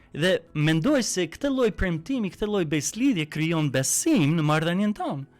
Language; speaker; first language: Albanian; non-native, fluent; English